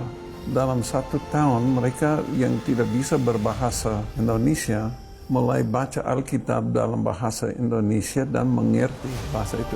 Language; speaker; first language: Indonesian; non-native, fluent; English